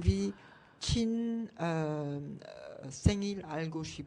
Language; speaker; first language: Korean; non-native, learner; French